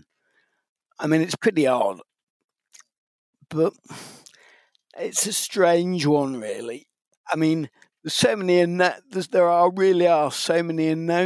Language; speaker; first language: English; native; English